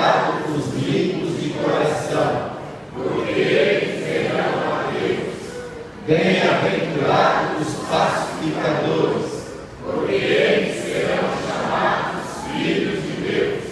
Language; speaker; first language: Portuguese; native; Portuguese